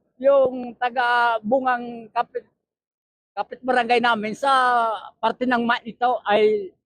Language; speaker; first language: Filipino; non-native, local second language; Bikol